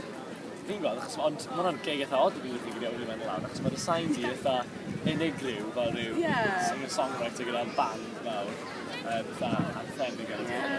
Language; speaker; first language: Welsh; native; Welsh